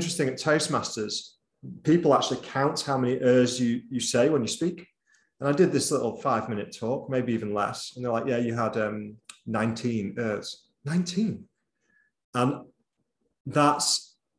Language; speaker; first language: English; native; English